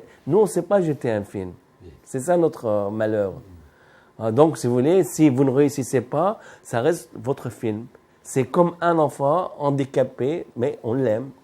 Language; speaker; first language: French; non-native, fluent; Arabic